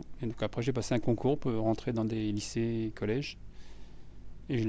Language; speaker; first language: French; native; French